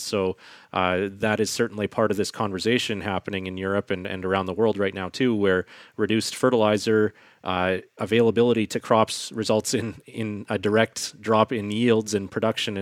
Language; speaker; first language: English; native; English